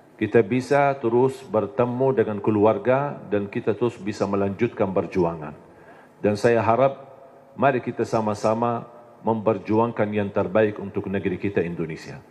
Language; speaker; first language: Indonesian; non-native, fluent; Arabic